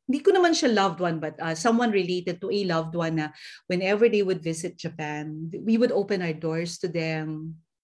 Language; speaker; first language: English; non-native, local second language; Filipino